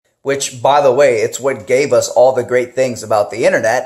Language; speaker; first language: English; native; English